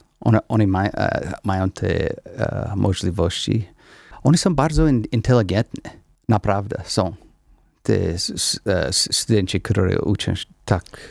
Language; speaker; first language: Polish; non-native, learner; English